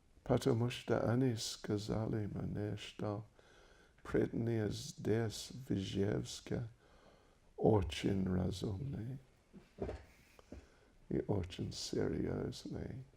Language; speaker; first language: Russian; non-native, learner; English